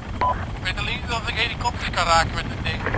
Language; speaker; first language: Dutch; native; Dutch